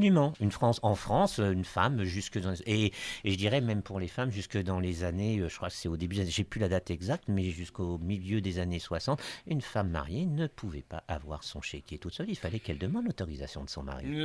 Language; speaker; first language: French; native; French